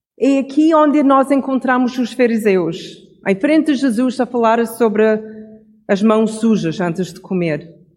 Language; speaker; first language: Portuguese; non-native, fluent; English